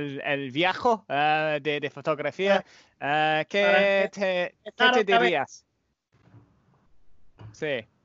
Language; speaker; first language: Spanish; non-native, fluent; English